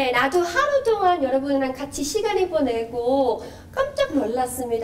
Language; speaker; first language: Korean; non-native, learner; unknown